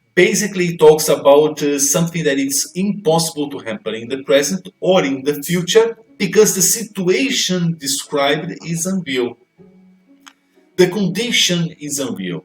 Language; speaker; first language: English; non-native, fluent; Portuguese